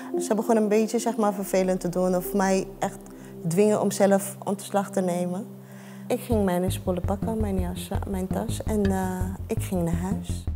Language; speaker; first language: Dutch; non-native, fluent; Arabic